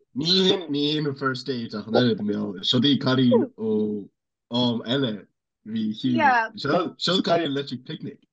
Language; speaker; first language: Irish; native; Irish